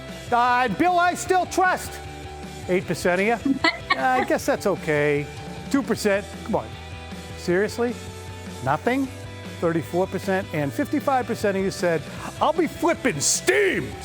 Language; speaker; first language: English; native; English